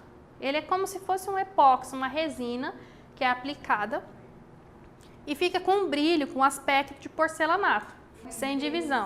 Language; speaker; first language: Portuguese; native; Portuguese